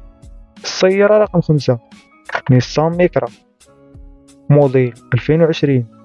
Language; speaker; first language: Arabic; native; Arabic